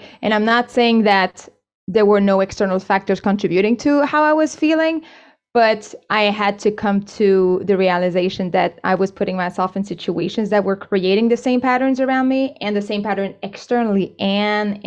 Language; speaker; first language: English; native; English